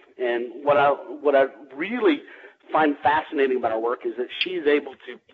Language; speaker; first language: English; native; English